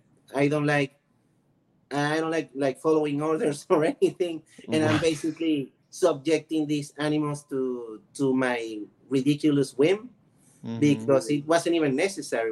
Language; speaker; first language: English; non-native, fluent; Spanish